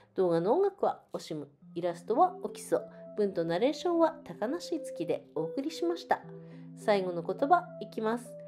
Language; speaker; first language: Japanese; native; Japanese